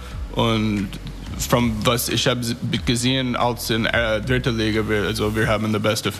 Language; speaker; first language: German; non-native, learner; English